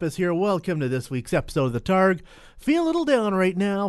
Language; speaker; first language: English; native; English